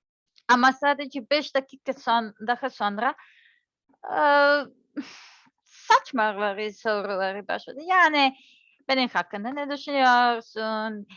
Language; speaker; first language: Turkish; non-native, learner; Serbian